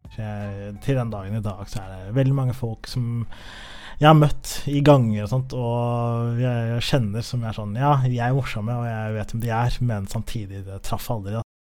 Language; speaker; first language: Norwegian; early bilingual, other home language; Somali